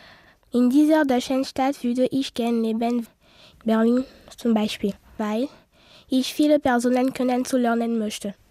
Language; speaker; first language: German; non-native, learner; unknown